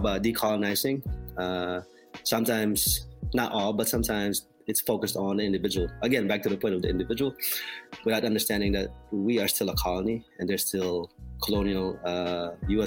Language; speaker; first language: English; non-native, local second language; Filipino